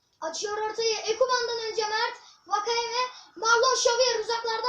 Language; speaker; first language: Turkish; native; Turkish